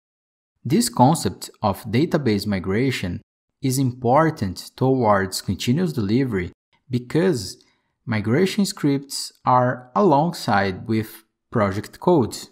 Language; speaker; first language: English; non-native, fluent; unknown